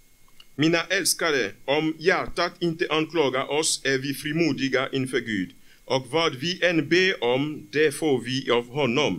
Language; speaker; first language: Swedish; non-native, fluent; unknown